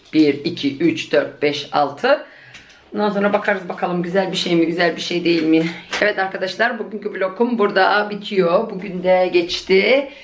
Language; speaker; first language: Turkish; early bilingual, heritage; Turkish